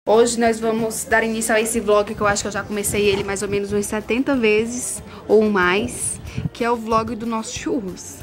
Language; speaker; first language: Portuguese; native; Portuguese